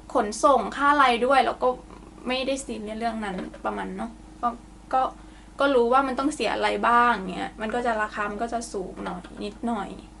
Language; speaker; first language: Thai; native; Thai